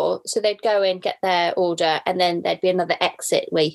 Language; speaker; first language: English; native; English